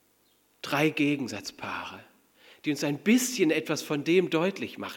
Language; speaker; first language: German; native; German